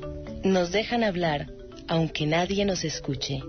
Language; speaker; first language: Spanish; native; Spanish